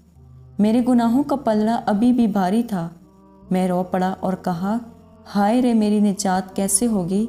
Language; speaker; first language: Urdu; native; Urdu